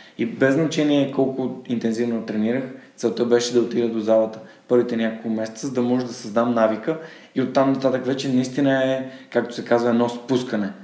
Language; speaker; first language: Bulgarian; native; Bulgarian